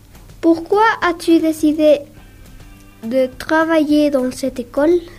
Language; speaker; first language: French; non-native, learner; Spanish